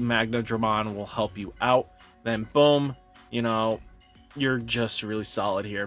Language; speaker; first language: English; native; English